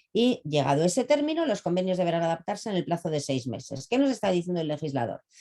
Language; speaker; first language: Spanish; native; Spanish